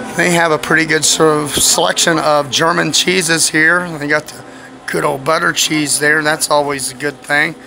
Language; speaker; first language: English; native; English